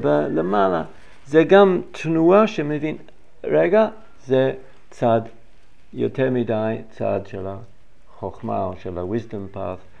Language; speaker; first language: Hebrew; non-native, fluent; English